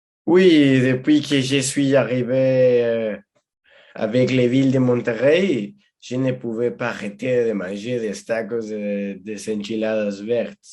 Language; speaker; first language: French; non-native, learner; Spanish